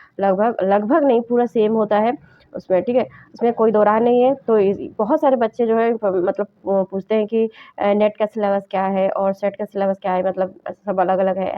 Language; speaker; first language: Hindi; native; Hindi